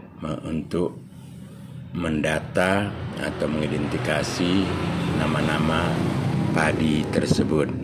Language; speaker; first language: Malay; non-native, local second language; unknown